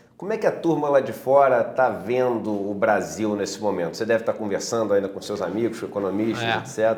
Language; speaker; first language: Portuguese; native; Portuguese